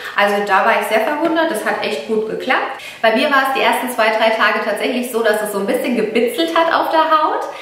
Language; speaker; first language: German; early bilingual, other home language; Italian